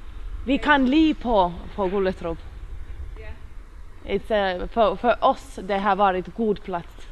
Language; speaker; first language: Swedish; non-native, learner; Finnish